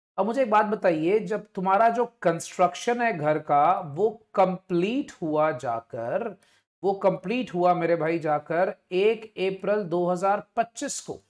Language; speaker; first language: Hindi; non-native, local second language; Punjabi